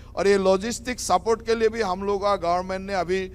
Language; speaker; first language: Hindi; non-native, local second language; Assamese